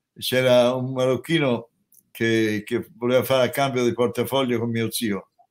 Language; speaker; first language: Italian; native; Italian